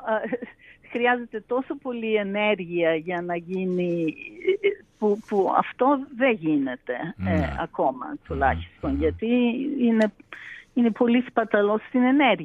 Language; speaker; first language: Greek; early bilingual, heritage; Greek